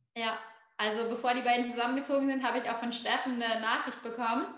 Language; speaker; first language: German; native; German